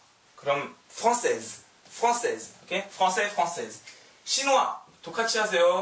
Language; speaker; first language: Korean; non-native, learner; French